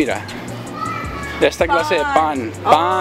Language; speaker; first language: Spanish; early bilingual, heritage; Spanish